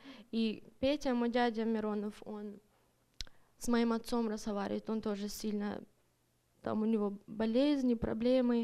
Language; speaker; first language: Russian; early bilingual, heritage; Russian